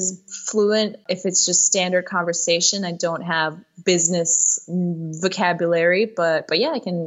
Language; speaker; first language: English; early bilingual, other home language; Spanish